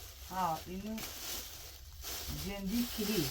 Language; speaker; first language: Persian; non-native, local second language; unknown